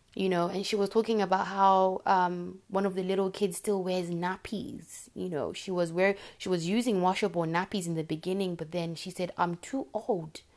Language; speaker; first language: English; non-native, local second language; Shona